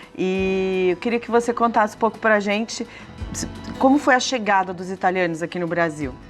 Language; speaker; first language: Portuguese; native; Portuguese